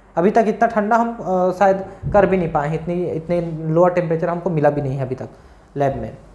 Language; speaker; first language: Hindi; native; Hindi